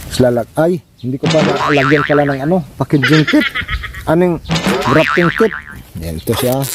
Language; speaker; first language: Filipino; non-native, local second language; Cebuano